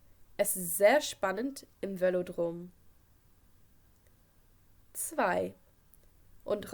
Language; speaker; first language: German; non-native, fluent; English